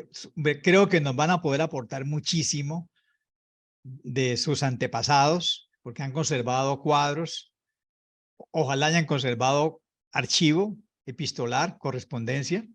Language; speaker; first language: Spanish; native; Spanish